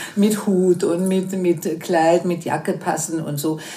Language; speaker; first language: German; non-native, fluent; Danish